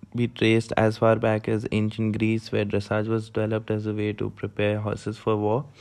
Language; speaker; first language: English; non-native, local second language; Hindi